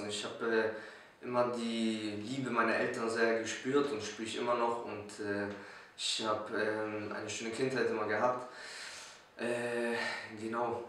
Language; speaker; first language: German; early bilingual, other home language; Polish